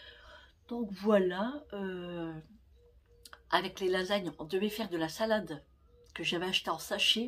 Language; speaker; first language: French; native; French